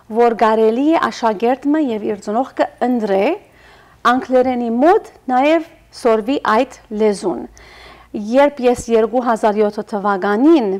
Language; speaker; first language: Armenian; early bilingual, heritage; Armenian